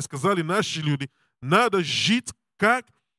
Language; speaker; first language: Russian; non-native, learner; English